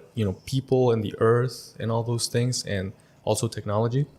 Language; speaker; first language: English; early bilingual, other home language; Spanish